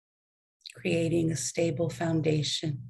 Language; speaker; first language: English; native; English